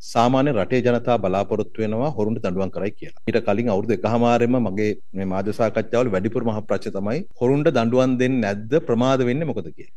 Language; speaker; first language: Sinhala; native; Sinhala